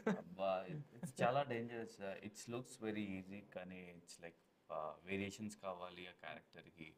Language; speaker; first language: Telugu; non-native, local second language; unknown